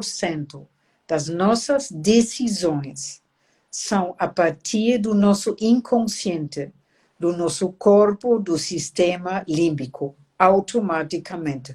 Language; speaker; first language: Portuguese; non-native, fluent; German